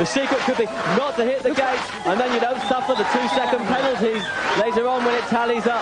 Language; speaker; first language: English; native; English